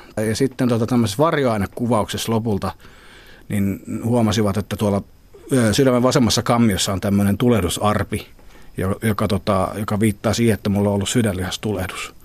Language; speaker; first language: Finnish; native; Finnish